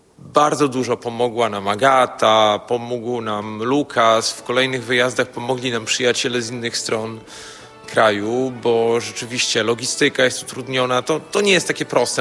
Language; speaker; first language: Polish; native; Polish